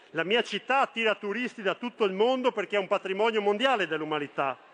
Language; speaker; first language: Italian; native; Italian